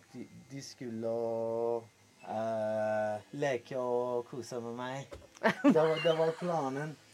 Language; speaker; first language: Norwegian; non-native, learner; Persian